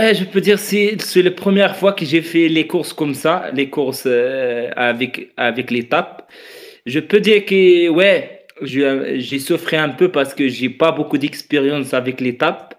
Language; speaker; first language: French; non-native, learner; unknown